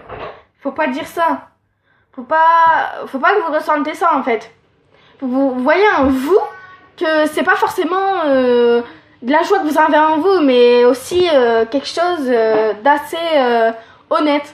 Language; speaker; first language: French; native; French